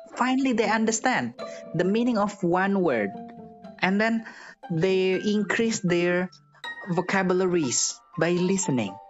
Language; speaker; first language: English; non-native, fluent; Indonesian